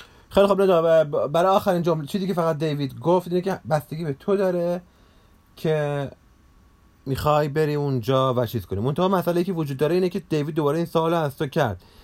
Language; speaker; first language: Persian; native; Persian